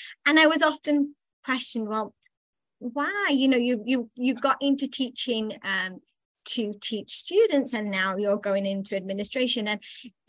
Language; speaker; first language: English; native; English